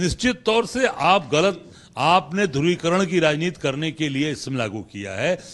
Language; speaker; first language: Hindi; native; Hindi